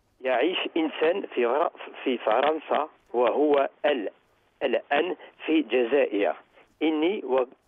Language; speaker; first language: Arabic; early bilingual, heritage; Arabic